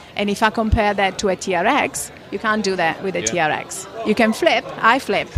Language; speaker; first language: English; non-native, fluent; Italian